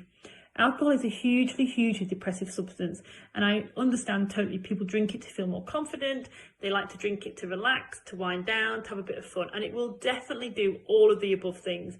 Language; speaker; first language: English; native; English